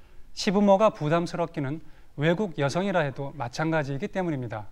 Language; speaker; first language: Korean; native; Korean